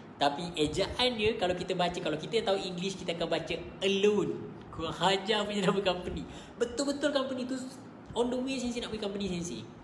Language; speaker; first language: Malay; native; Malay